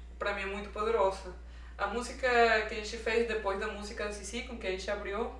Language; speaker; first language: Portuguese; non-native, fluent; Spanish